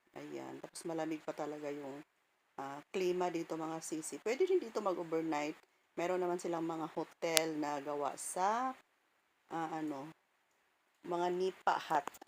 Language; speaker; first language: Filipino; non-native, local second language; Cebuano